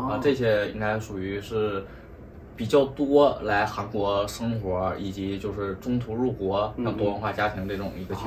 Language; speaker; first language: Chinese; native; Chinese